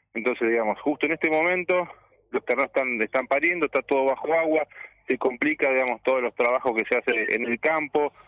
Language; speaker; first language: Spanish; native; Spanish